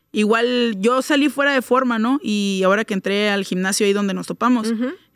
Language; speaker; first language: Spanish; native; Spanish